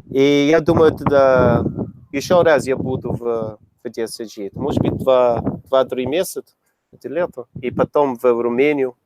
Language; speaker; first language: Russian; non-native, learner; English